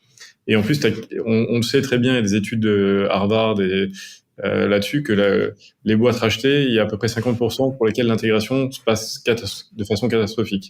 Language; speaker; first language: French; native; French